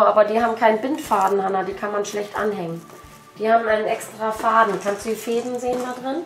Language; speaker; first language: German; native; German